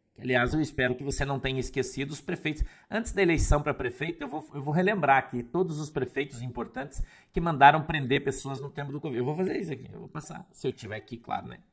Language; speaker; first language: Portuguese; native; Portuguese